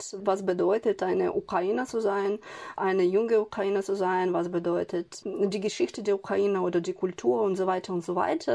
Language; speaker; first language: German; non-native, fluent; Ukrainian